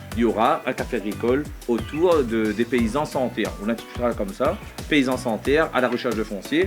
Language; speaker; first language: French; native; French